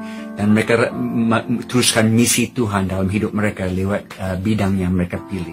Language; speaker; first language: Indonesian; non-native, fluent; English